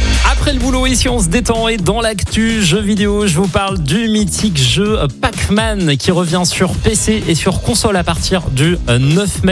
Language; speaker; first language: French; native; French